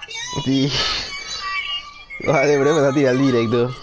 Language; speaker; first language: Spanish; native; Spanish